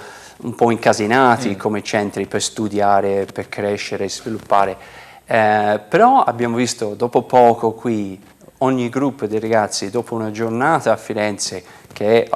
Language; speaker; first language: Italian; non-native, fluent; English